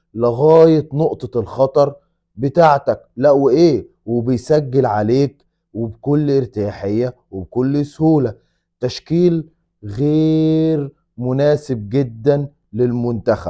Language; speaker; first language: Arabic; native; Arabic